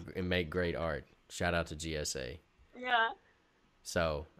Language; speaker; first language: English; native; English